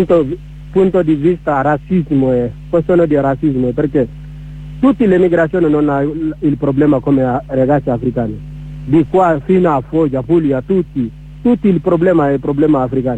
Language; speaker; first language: Italian; non-native, learner; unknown